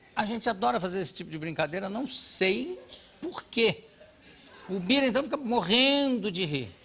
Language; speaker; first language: Portuguese; native; Portuguese